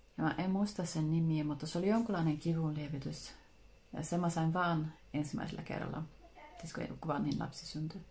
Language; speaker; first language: Finnish; early bilingual, heritage; Finnish